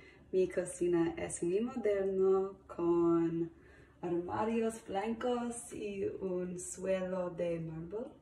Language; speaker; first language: Spanish; non-native, learner; English